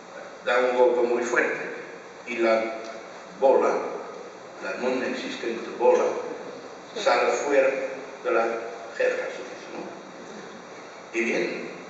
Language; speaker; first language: Spanish; non-native, fluent; Dutch